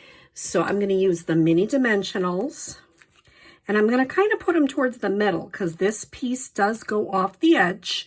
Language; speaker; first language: English; native; English